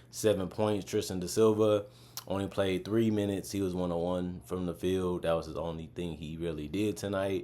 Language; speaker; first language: English; native; English